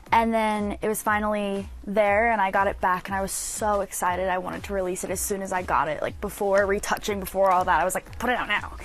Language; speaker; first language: English; native; English